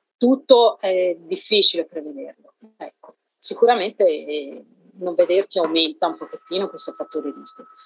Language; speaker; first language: Italian; native; Italian